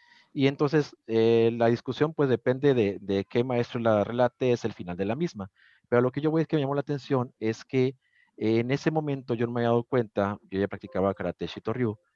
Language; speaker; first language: Spanish; native; Spanish